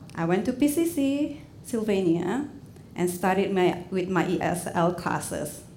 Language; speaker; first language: English; non-native, fluent; Indonesian